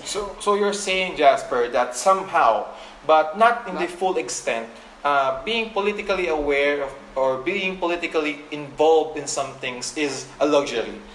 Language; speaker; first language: English; non-native, local second language; Filipino